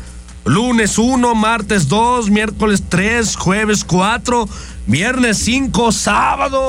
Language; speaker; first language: Spanish; native; Spanish